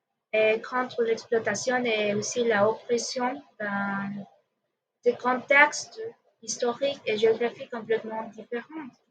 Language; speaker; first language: French; non-native, learner; Spanish